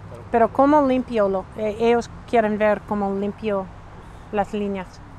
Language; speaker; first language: Spanish; non-native, learner; English